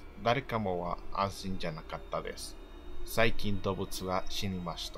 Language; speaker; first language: Japanese; non-native, learner; Spanish